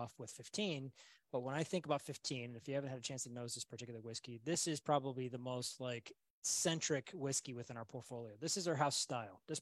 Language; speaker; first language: English; native; English